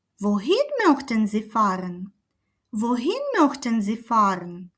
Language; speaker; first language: German; non-native, fluent; Ukrainian